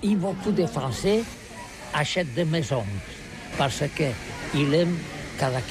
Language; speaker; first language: French; non-native, learner; Catalan